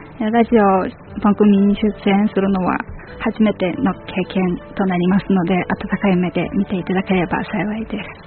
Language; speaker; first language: Japanese; non-native, fluent; Chinese